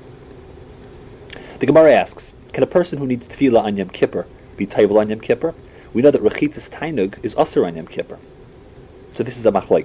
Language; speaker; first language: English; native; English